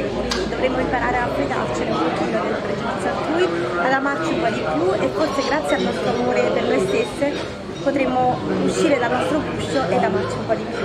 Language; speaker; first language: Italian; native; Italian